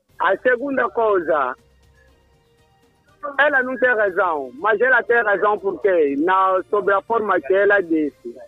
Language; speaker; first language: Portuguese; non-native, local second language; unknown